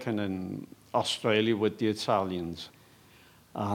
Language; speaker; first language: English; native; English